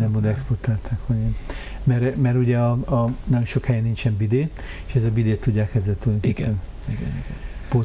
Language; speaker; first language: Hungarian; native; Hungarian